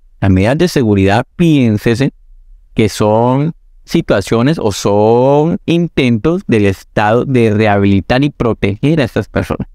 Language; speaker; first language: Spanish; native; Spanish